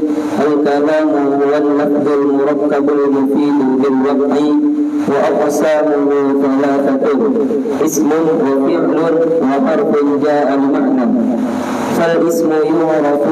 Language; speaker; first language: Arabic; non-native, learner; Indonesian